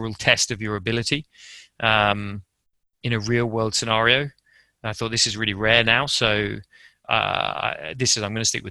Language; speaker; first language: English; native; English